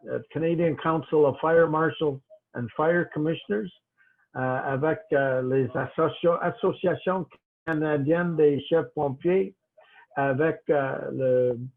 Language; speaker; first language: French; non-native, local second language; English